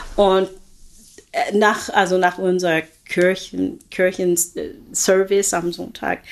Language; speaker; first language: German; non-native, fluent; English